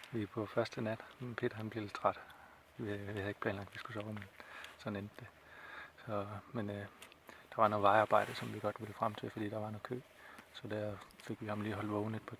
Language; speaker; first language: Danish; native; Danish